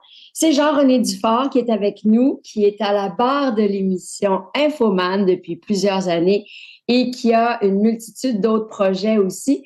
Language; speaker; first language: French; native; French